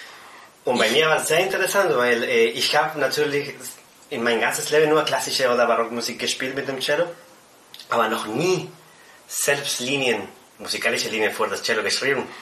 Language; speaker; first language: German; non-native, fluent; Spanish